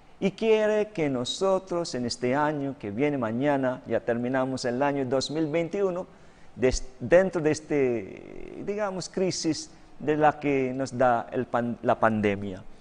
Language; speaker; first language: Spanish; non-native, fluent; Filipino